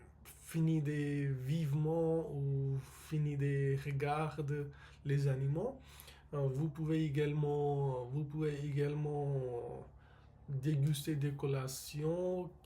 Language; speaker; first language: French; non-native, learner; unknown